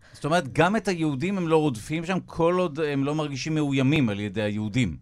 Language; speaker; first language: Hebrew; native; Hebrew